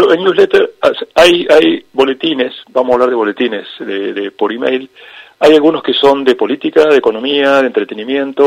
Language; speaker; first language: Spanish; native; Spanish